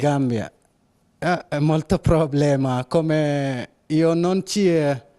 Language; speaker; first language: Italian; non-native, learner; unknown